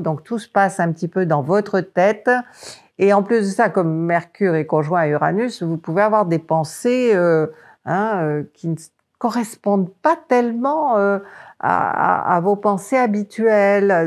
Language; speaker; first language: French; native; French